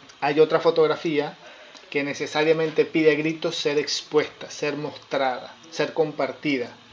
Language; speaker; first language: Spanish; native; Spanish